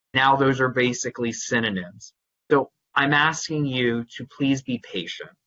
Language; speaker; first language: English; native; English